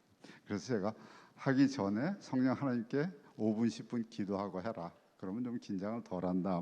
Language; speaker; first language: Korean; native; Korean